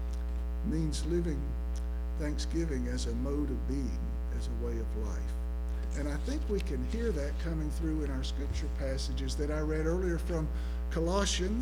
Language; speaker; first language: English; native; English